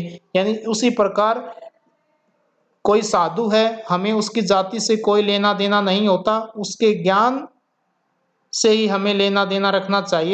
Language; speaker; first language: Hindi; native; Hindi